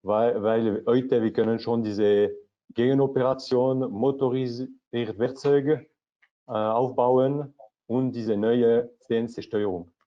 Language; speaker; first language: German; non-native, learner; French